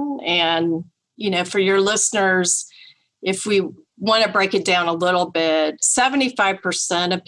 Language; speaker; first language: English; native; English